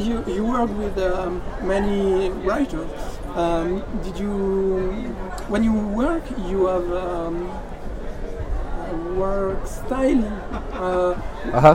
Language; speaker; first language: English; non-native, learner; French